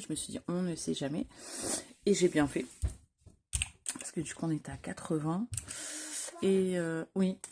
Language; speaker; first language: French; native; French